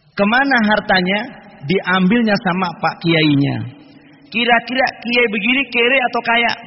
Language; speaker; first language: Indonesian; non-native, local second language; Javanese